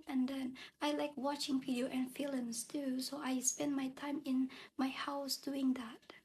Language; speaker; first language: English; non-native, learner; Indonesian